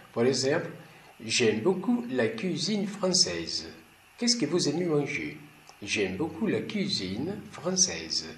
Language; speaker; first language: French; non-native, learner; Portuguese